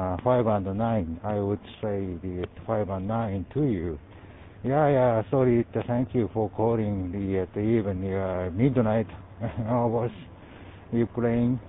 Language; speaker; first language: English; non-native, learner; Japanese